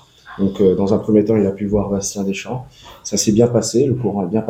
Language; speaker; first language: French; native; French